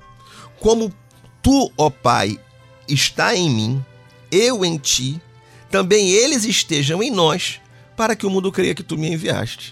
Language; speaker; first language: Portuguese; native; Portuguese